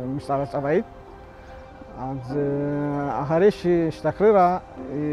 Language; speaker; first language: Hebrew; non-native, fluent; Amharic